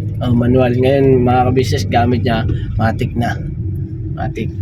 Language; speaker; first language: Filipino; native; Filipino